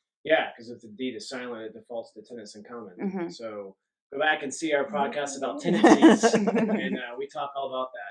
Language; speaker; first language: English; native; English